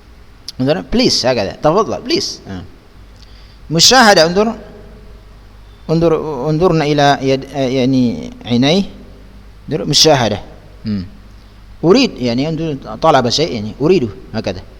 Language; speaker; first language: Arabic; non-native, fluent; Indonesian